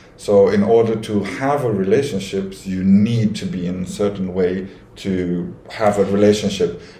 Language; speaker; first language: English; non-native, fluent; Romanian